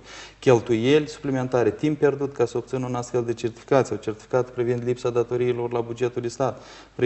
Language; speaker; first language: Romanian; native; Romanian